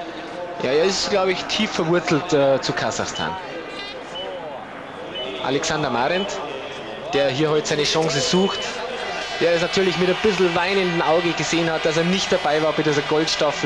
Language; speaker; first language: German; native; German